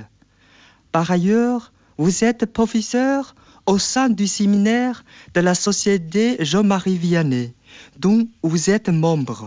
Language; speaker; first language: French; non-native, fluent; Chinese